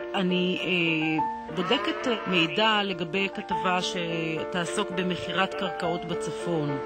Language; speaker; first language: Hebrew; native; Hebrew